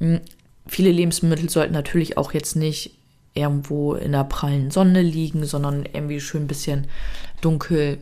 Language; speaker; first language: German; native; German